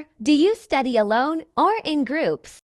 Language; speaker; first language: English; non-native, fluent; Burmese